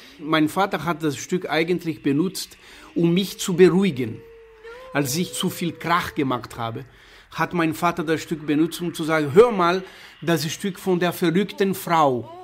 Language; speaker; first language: German; non-native, fluent; Portuguese